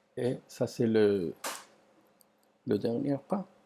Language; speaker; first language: French; non-native, fluent; Spanish